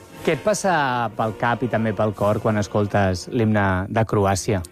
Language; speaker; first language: Catalan; native; Catalan